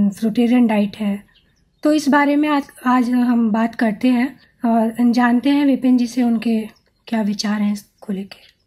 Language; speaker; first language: Hindi; native; Hindi